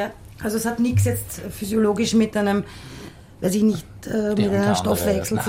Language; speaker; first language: German; native; German